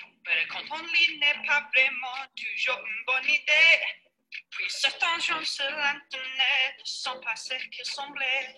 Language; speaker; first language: French; non-native, learner; English